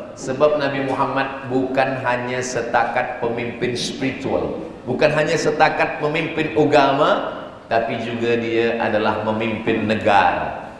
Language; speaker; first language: Malay; native; Malay